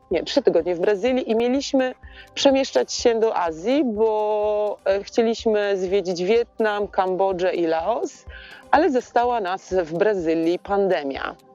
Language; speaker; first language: Polish; native; Polish